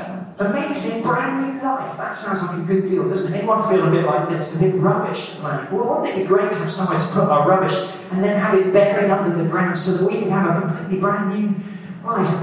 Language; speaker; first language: English; native; English